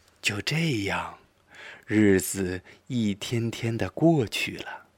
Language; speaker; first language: Chinese; native; Chinese